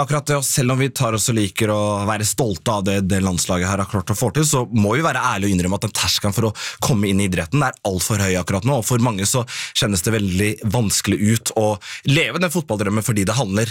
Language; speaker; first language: Norwegian; native; Norwegian